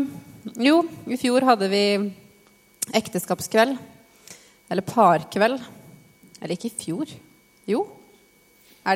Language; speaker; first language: Norwegian; native; Norwegian